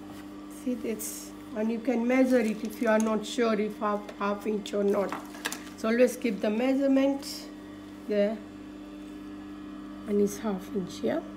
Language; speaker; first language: English; non-native, fluent; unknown